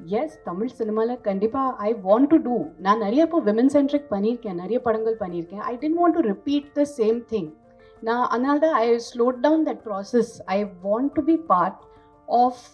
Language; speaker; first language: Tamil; non-native, fluent; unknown